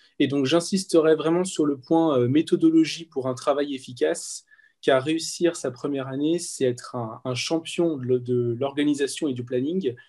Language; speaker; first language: French; native; French